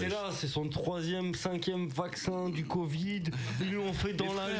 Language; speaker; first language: French; native; French